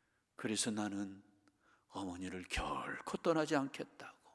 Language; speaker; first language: Korean; native; Korean